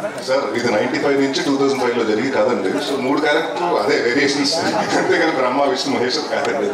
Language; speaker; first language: Telugu; native; Telugu